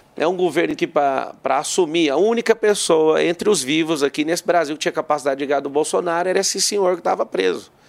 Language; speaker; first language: Portuguese; native; Portuguese